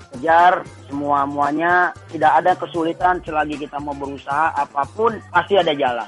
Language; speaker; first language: Indonesian; native; Indonesian